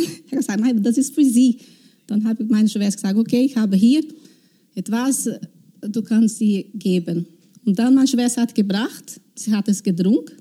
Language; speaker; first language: German; non-native, learner; Portuguese